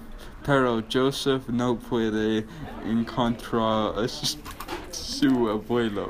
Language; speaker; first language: Spanish; non-native, learner; English